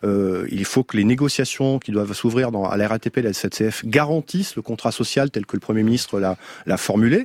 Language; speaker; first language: French; native; French